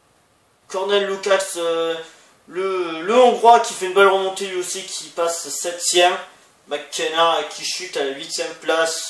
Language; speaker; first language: French; native; French